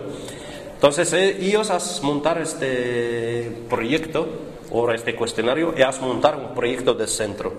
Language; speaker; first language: Spanish; non-native, learner; Arabic